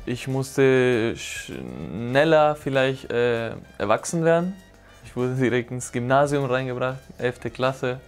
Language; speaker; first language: German; non-native, fluent; Spanish